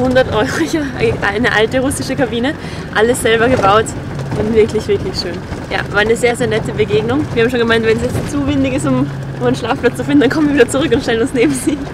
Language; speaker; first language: German; native; German